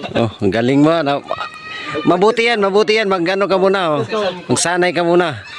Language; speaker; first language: Filipino; non-native, local second language; Cebuano